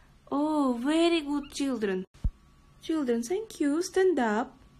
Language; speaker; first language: English; non-native, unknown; Kazakh